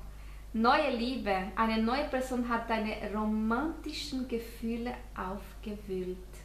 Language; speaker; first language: German; non-native, fluent; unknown